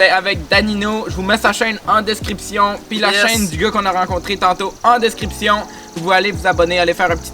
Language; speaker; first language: French; native; French